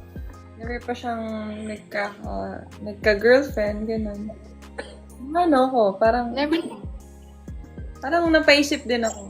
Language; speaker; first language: Filipino; non-native, local second language; Cebuano